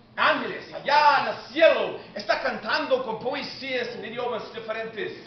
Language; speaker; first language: Spanish; non-native, learner; English